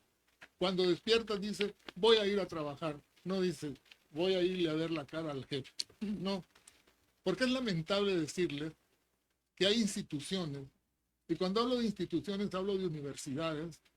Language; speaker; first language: Spanish; native; Spanish